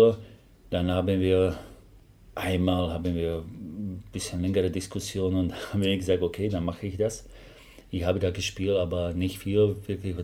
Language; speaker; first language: German; non-native, fluent; Slovak